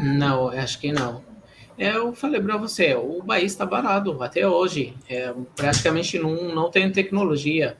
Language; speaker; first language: Portuguese; non-native, fluent; Arabic